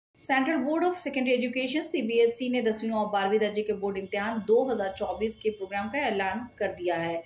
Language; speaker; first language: Urdu; native; Urdu